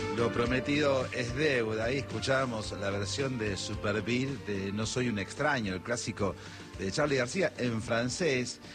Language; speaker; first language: Spanish; native; Spanish